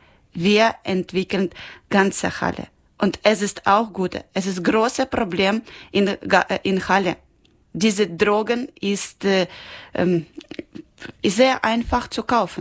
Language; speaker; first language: German; non-native, learner; Ukrainian